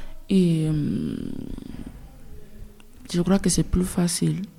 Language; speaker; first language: French; non-native, learner; Spanish